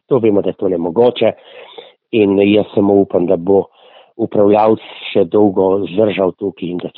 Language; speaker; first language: Slovenian; native; Slovenian